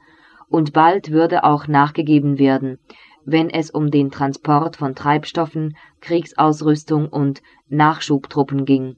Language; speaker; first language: German; native; German